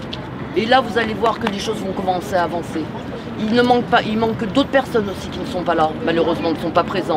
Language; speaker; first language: French; native; French